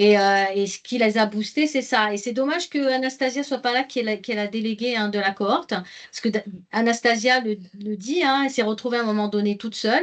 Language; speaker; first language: French; native; French